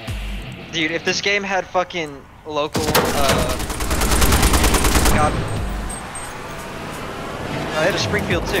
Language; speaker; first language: English; native; English